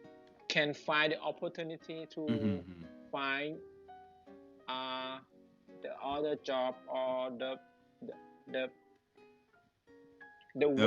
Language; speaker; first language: English; non-native, learner; Thai